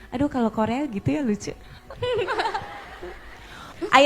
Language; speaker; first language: Indonesian; native; Indonesian